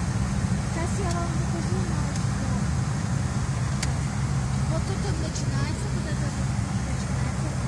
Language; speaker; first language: Russian; early bilingual, other home language; Tajik